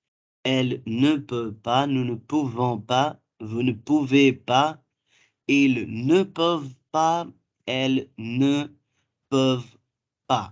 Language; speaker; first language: French; non-native, fluent; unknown